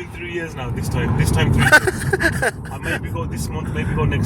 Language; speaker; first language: English; early bilingual, other home language; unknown